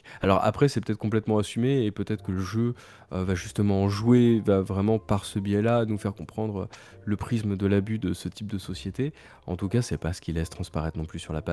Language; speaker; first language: French; native; French